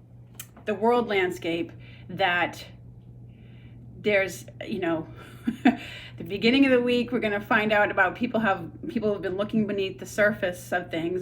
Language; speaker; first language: English; native; English